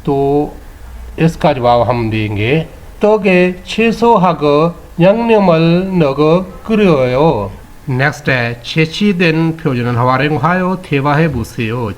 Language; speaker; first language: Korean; non-native, fluent; Urdu